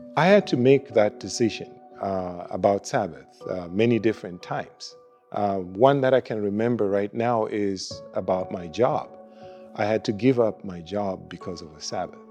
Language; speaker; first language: English; non-native, local second language; Luo (Kenya and Tanzania)